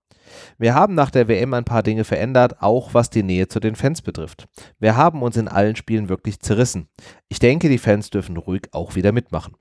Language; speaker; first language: German; native; German